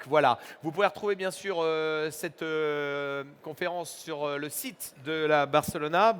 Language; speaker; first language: French; native; French